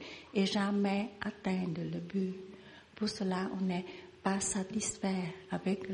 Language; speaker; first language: French; non-native, learner; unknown